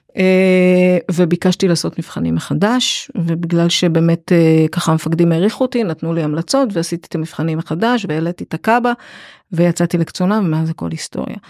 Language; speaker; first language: Hebrew; native; Hebrew